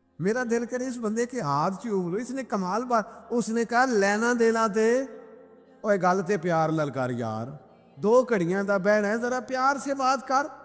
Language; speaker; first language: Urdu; non-native, local second language; Punjabi